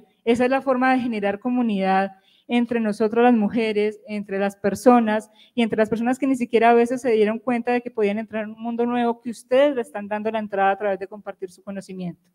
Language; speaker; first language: Spanish; native; Spanish